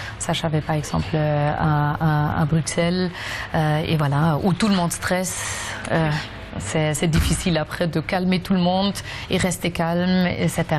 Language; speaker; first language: French; non-native, fluent; German